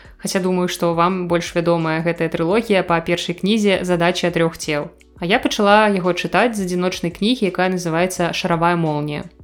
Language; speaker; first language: Belarusian; native; Belarusian